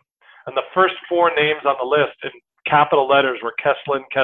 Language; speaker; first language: English; native; English